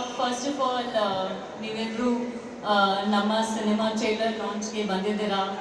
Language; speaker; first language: Kannada; non-native, learner; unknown